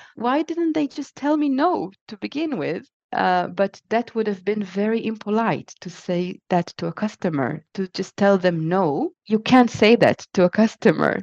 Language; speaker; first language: English; non-native, fluent; Hebrew